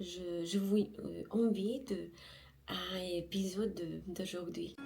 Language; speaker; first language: French; non-native, learner; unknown